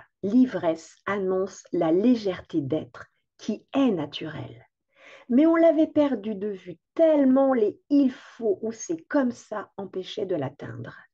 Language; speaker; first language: French; native; French